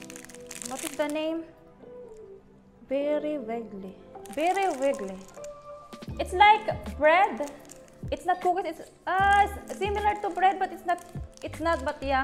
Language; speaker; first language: English; non-native, local second language; Filipino